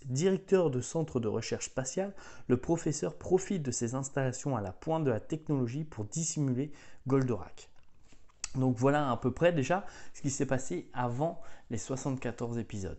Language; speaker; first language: French; native; French